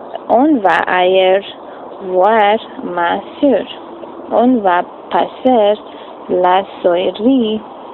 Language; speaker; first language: French; non-native, learner; English